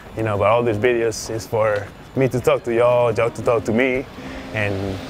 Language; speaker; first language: English; non-native, fluent; Spanish